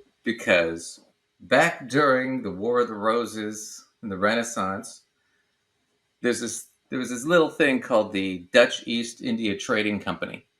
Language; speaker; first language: English; native; English